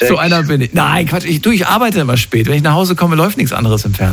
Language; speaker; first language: German; native; German